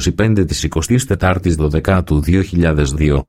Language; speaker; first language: Greek; native; Greek